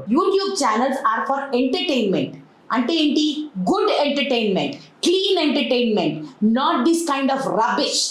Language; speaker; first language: Telugu; native; Telugu